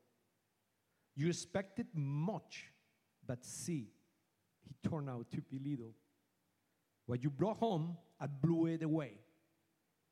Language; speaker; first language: English; non-native, fluent; Spanish